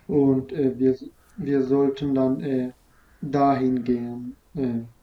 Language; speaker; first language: German; non-native, fluent; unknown